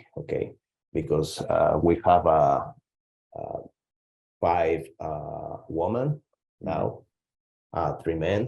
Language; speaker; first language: English; non-native, learner; Spanish